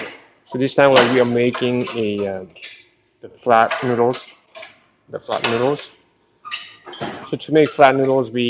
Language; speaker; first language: English; non-native, fluent; Japanese